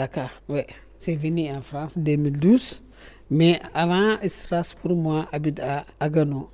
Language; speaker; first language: French; non-native, learner; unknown